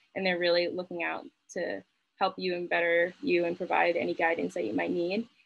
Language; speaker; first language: English; native; English